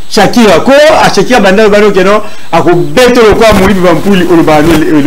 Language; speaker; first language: French; non-native, local second language; Lingala